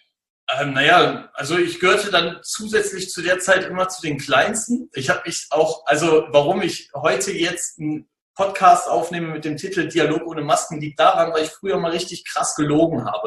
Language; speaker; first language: German; native; German